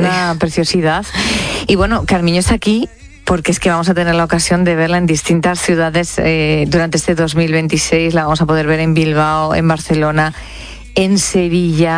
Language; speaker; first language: Spanish; native; Spanish